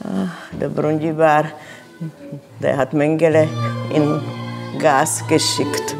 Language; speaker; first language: German; non-native, fluent; Czech